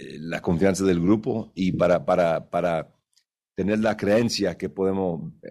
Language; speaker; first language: Spanish; early bilingual, other home language; English